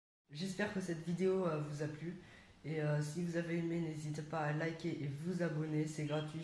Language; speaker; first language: French; native; French